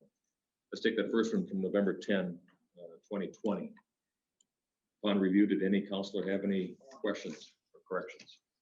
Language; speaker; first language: English; native; English